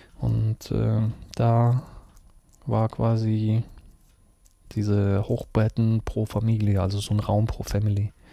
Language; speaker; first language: German; early bilingual, other home language; Russian